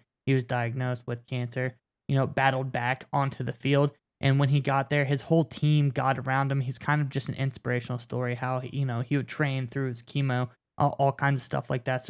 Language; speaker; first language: English; native; English